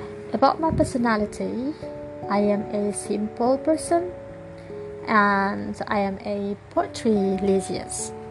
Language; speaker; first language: English; non-native, fluent; Indonesian